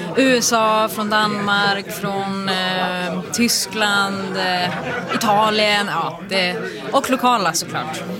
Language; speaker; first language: Swedish; native; Swedish